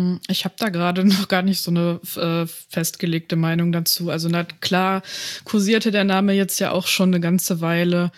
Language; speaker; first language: German; native; German